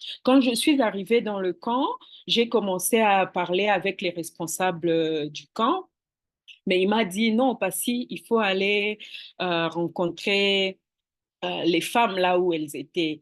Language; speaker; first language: French; non-native, local second language; Swahili